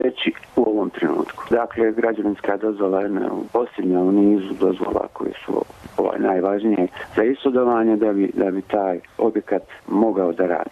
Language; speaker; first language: Bosnian; native; Bosnian